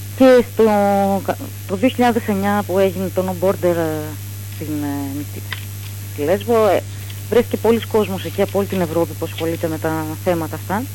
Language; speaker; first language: Greek; native; Greek